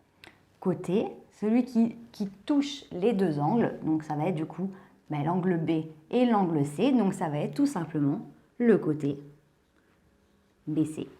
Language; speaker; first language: French; native; French